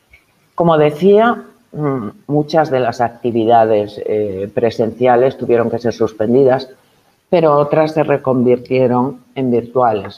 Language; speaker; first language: Spanish; native; Spanish